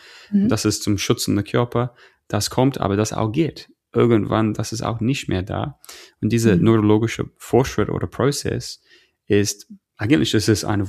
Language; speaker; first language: German; non-native, fluent; English